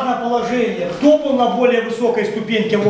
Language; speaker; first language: Russian; native; Russian